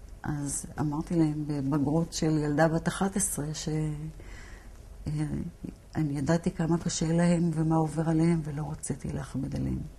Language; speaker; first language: Hebrew; early bilingual, other home language; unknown